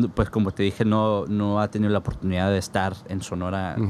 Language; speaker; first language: Spanish; early bilingual, heritage; Spanish